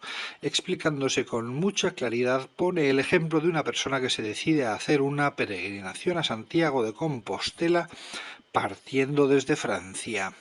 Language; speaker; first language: Spanish; native; Spanish